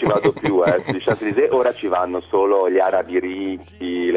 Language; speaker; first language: Italian; native; Italian